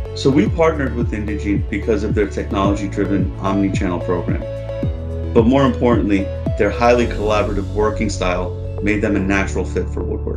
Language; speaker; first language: English; native; English